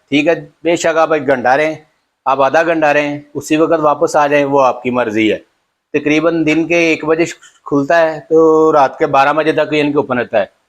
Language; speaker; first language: Urdu; non-native, local second language; Punjabi